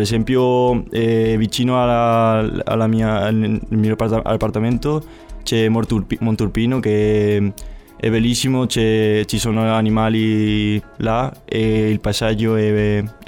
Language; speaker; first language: Italian; non-native, learner; Spanish